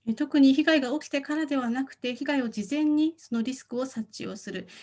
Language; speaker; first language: Japanese; non-native, fluent; Korean